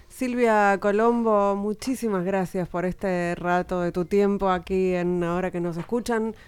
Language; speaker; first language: Spanish; native; Spanish